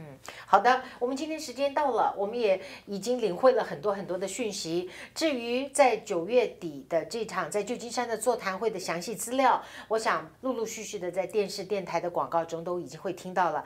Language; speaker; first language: Chinese; native; Chinese